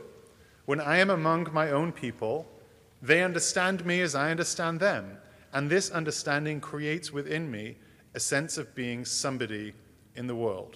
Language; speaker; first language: English; native; English